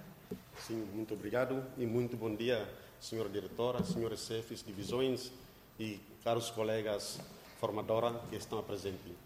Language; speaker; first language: Portuguese; non-native, local second language; Tetum